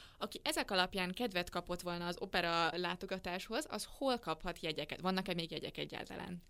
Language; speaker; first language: Hungarian; native; Hungarian